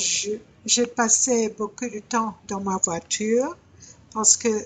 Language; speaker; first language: French; non-native, learner; English